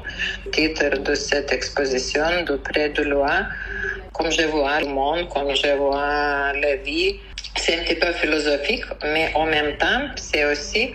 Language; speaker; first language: French; non-native, fluent; Lithuanian